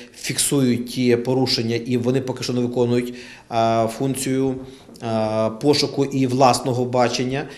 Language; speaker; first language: Ukrainian; native; Ukrainian